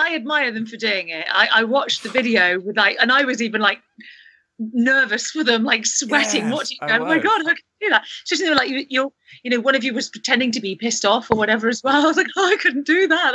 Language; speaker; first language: English; native; English